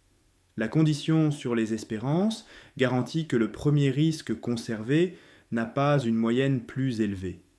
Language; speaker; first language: French; native; French